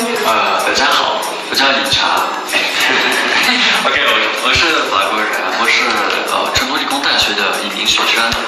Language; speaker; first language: Chinese; non-native, fluent; French